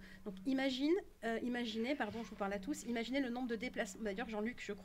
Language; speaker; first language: French; native; French